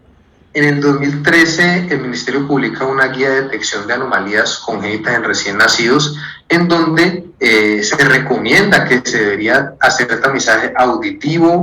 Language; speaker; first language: Spanish; native; Spanish